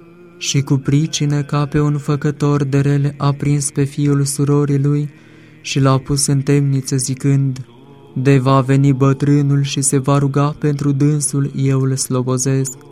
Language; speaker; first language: Romanian; native; Romanian